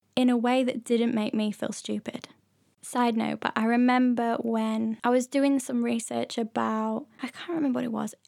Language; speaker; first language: English; native; English